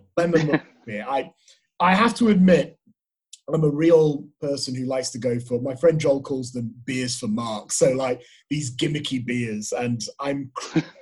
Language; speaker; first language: English; native; English